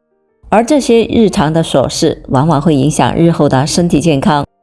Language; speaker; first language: Chinese; native; Chinese